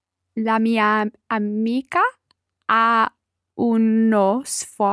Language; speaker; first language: Italian; non-native, learner; English